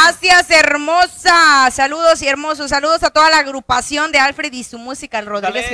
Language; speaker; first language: Spanish; native; Spanish